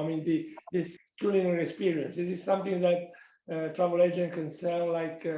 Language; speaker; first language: English; non-native, fluent; Italian